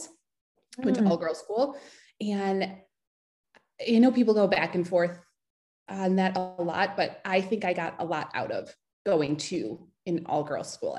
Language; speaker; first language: English; native; English